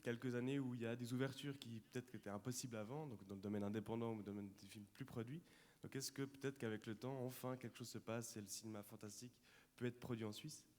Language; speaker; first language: French; native; French